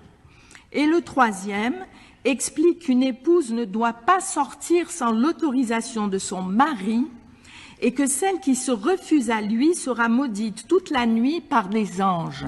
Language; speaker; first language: French; non-native, local second language; Arabic